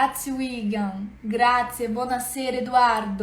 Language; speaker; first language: Italian; non-native, fluent; Portuguese